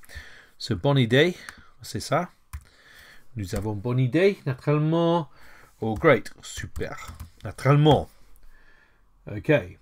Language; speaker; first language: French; non-native, fluent; English